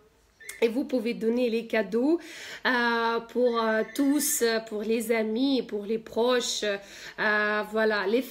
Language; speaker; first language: French; non-native, fluent; Russian